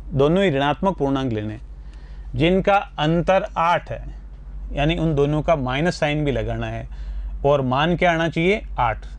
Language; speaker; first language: Hindi; native; Hindi